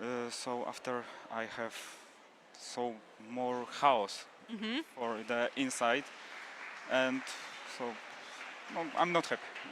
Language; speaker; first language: English; non-native, learner; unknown